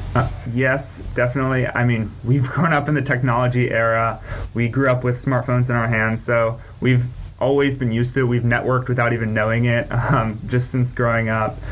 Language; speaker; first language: English; native; English